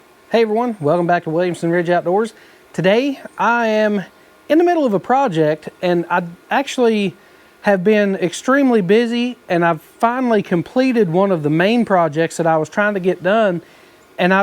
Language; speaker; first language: English; native; English